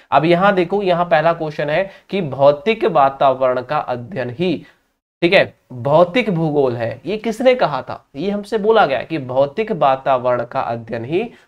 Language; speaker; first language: Hindi; native; Hindi